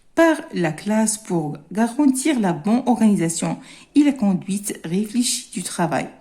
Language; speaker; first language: French; non-native, local second language; Arabic